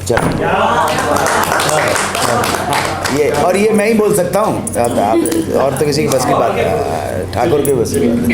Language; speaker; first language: Hindi; native; Hindi